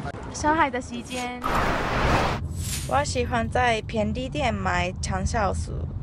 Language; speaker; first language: Chinese; non-native, learner; Japanese